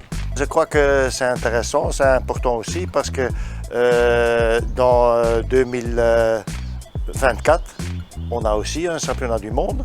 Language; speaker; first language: French; non-native, learner; Dutch